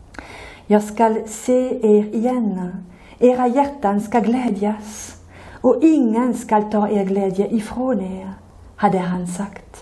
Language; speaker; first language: Swedish; non-native, fluent; French